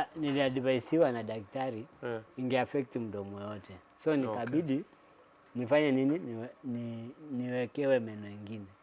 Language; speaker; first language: Swahili; non-native, local second language; Kamba